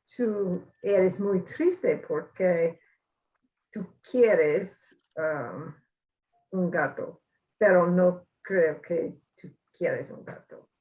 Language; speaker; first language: Spanish; non-native, learner; English